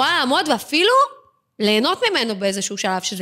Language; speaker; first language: Hebrew; native; Hebrew